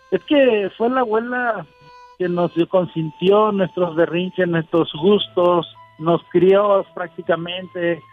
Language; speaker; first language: Spanish; native; Spanish